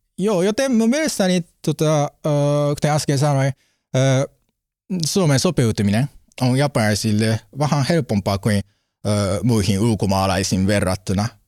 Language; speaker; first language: Finnish; non-native, learner; Japanese